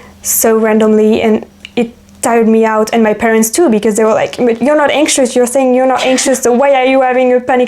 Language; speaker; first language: English; non-native, fluent; French